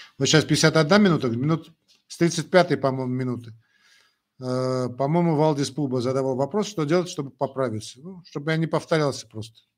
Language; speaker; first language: Russian; non-native, local second language; Armenian